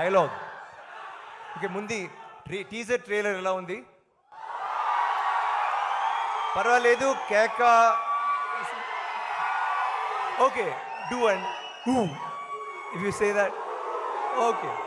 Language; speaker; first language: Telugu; non-native, learner; Tamil